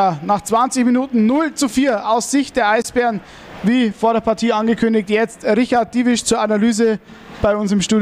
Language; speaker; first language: German; native; German